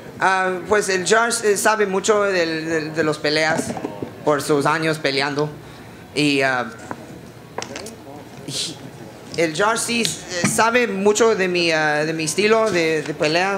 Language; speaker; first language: Spanish; non-native, learner; English